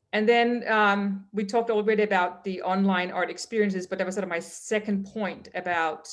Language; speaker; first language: English; non-native, fluent; Danish